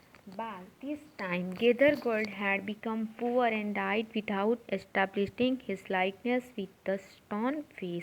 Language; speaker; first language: English; non-native, local second language; Gujarati